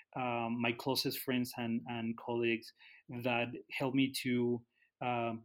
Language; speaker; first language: English; non-native, fluent; Spanish